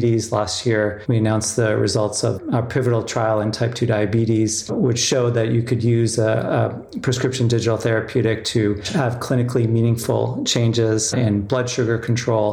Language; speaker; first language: English; native; English